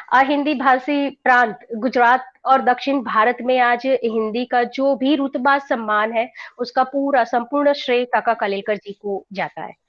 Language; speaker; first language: Hindi; non-native, local second language; Gujarati